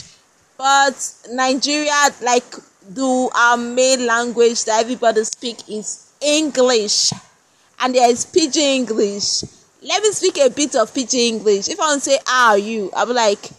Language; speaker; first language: English; non-native, local second language; Esan